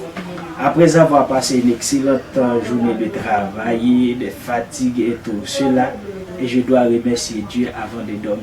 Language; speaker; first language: French; non-native, local second language; Haitian Creole